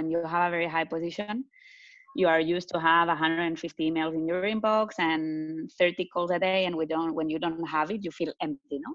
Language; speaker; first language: English; non-native, fluent; Spanish